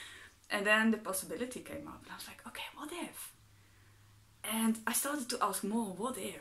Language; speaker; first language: English; non-native, fluent; Dutch